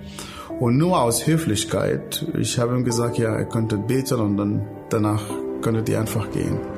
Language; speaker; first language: German; non-native, fluent; Arabic